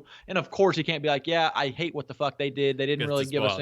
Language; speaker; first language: English; native; English